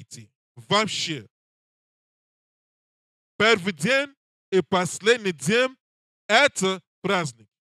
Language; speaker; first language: Russian; non-native, learner; English